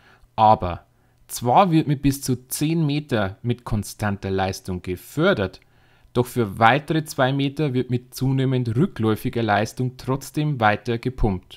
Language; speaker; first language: German; native; German